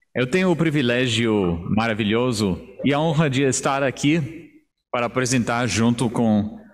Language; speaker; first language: Portuguese; non-native, fluent; English